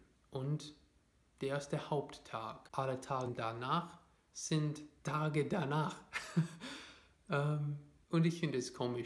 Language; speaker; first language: German; non-native, fluent; English